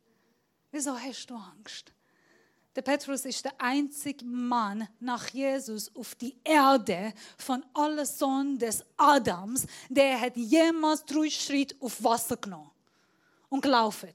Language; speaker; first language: German; non-native, fluent; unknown